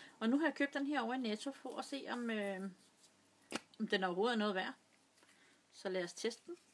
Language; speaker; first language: Danish; native; Danish